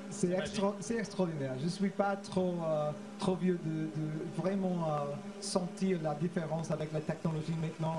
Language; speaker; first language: French; non-native, fluent; English